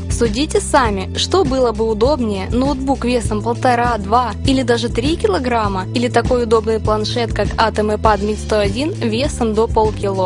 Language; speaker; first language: Russian; native; Russian